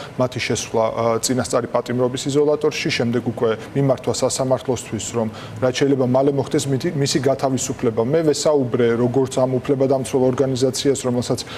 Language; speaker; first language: Georgian; non-native, local second language; Armenian